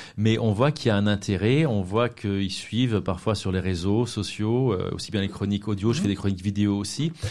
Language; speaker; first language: French; native; French